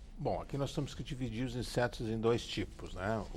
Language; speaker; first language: Portuguese; native; Portuguese